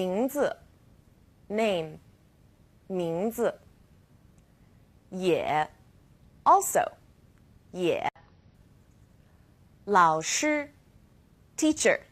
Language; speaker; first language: Chinese; non-native, fluent; English